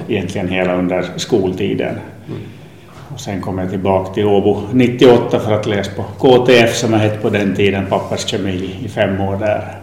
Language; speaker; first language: Swedish; native; Swedish